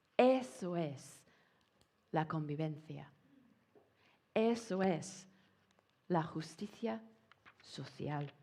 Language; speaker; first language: Spanish; non-native, fluent; English